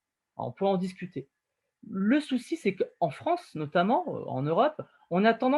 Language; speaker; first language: French; native; French